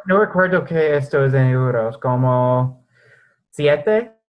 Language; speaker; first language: Spanish; non-native, fluent; English